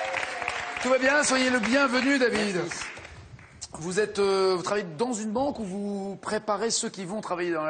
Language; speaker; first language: French; native; French